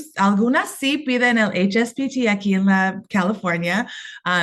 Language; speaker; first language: Spanish; non-native, fluent; English